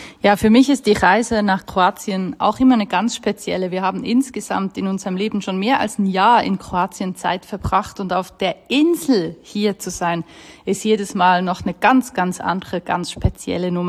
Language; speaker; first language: German; native; German